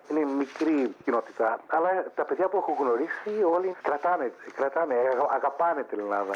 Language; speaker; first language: Greek; early bilingual, heritage; Greek